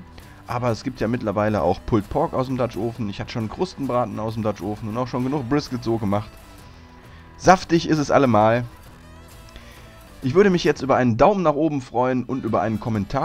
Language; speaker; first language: German; native; German